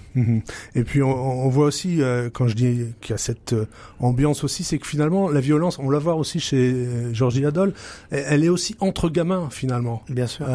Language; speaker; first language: French; native; French